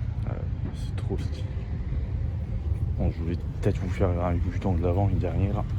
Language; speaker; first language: French; native; French